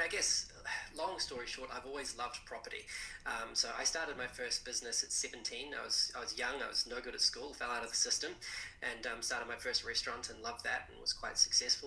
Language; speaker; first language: English; native; English